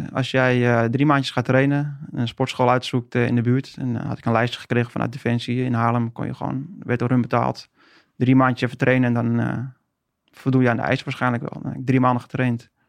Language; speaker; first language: Dutch; native; Dutch